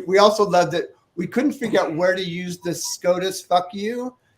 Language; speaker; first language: English; native; English